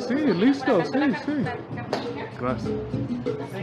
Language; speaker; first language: Spanish; non-native, learner; English